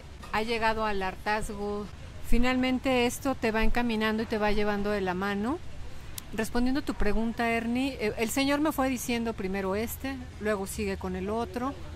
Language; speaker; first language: Spanish; native; Spanish